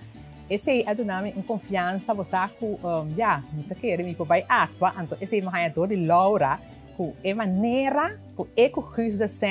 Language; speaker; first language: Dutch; non-native, local second language; Papiamento